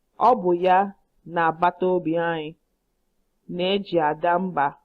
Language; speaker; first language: Igbo; non-native, learner; English